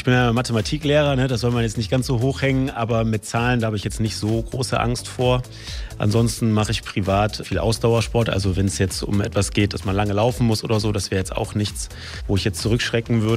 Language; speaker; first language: German; native; German